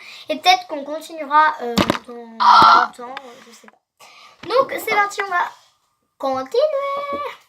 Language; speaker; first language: French; native; French